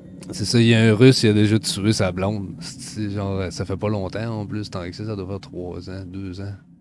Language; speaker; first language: French; native; French